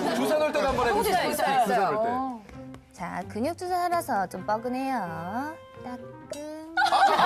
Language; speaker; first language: Korean; native; Korean